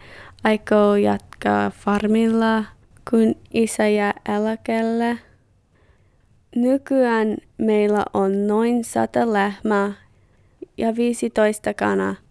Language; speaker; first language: Finnish; non-native, learner; English